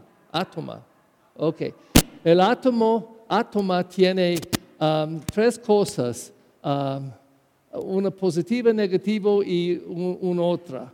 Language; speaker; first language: Spanish; non-native, fluent; English